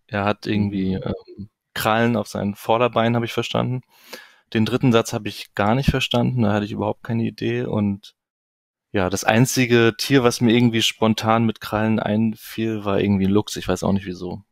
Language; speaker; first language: German; native; German